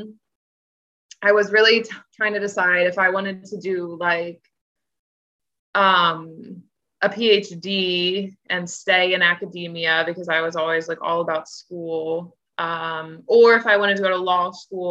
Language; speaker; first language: English; native; English